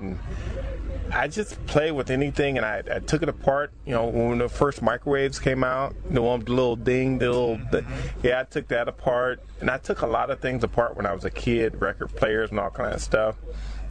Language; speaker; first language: English; native; English